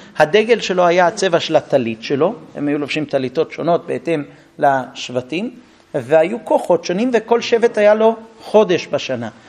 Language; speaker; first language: Hebrew; non-native, fluent; English